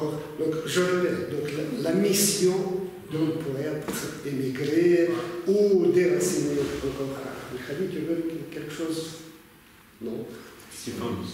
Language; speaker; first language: French; non-native, fluent; Russian